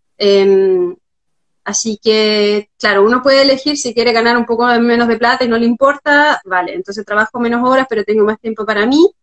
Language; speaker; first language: Spanish; native; Spanish